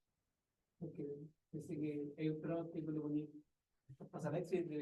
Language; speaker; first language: Spanish; native; Spanish